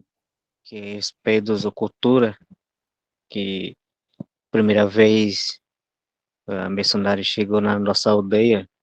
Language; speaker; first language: Portuguese; non-native, local second language; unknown